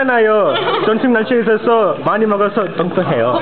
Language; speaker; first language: Korean; non-native, learner; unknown